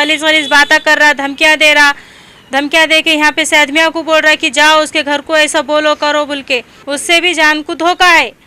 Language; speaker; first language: Hindi; native; Hindi